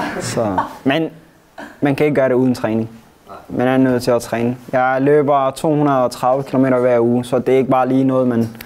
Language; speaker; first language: Danish; early bilingual, other home language; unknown